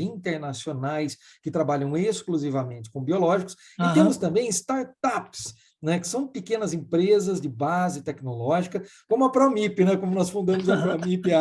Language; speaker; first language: Portuguese; native; Portuguese